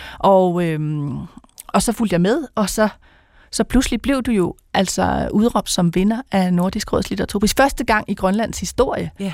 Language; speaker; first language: Danish; native; Danish